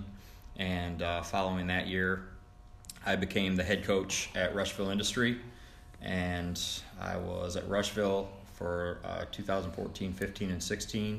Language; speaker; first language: English; native; English